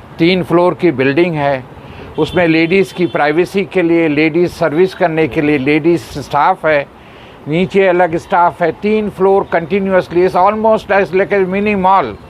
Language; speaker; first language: Hindi; non-native, local second language; Urdu